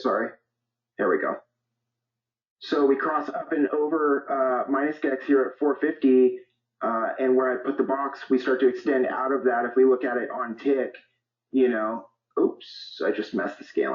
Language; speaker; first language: English; native; English